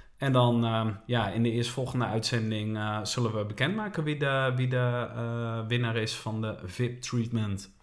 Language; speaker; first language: Dutch; native; Dutch